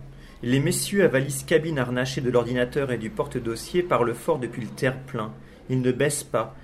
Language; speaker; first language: French; native; French